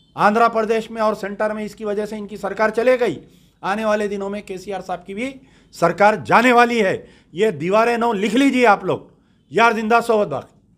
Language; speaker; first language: Hindi; native; Hindi